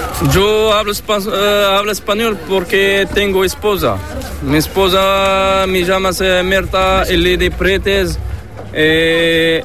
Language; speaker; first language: Spanish; non-native, learner; Arabic